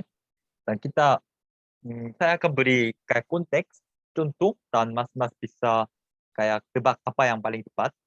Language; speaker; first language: Indonesian; non-native, fluent; Korean